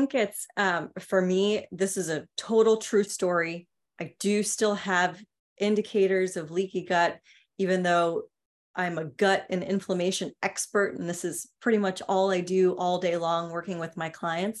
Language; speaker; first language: English; native; English